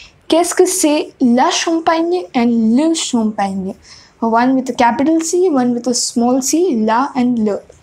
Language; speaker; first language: English; non-native, local second language; Hindi